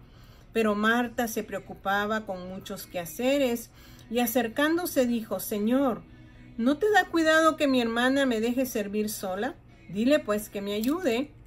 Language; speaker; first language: Spanish; native; Spanish